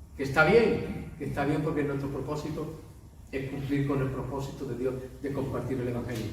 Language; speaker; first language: Spanish; native; Spanish